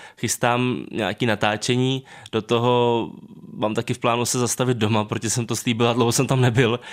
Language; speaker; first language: Czech; native; Czech